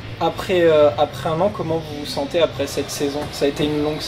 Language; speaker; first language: French; native; French